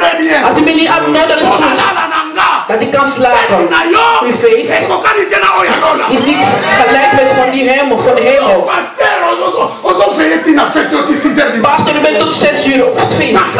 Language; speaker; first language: Dutch; non-native, learner; Lingala